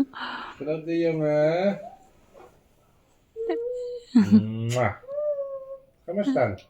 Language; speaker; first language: Dutch; native; Dutch